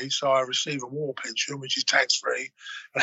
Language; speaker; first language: English; native; English